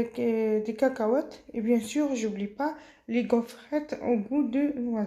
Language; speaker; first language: French; non-native, local second language; Arabic